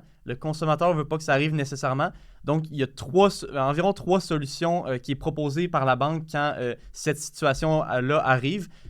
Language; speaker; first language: French; native; French